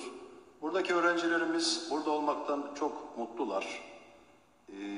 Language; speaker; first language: Turkish; native; Turkish